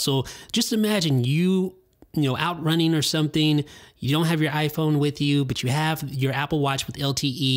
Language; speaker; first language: English; native; English